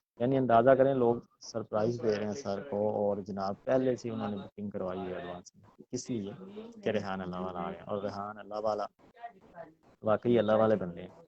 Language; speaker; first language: Urdu; non-native, local second language; Punjabi